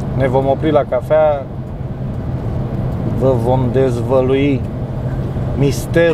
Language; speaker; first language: Romanian; native; Romanian